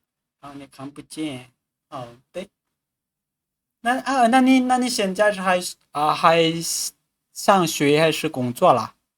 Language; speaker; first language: Chinese; non-native, fluent; Lao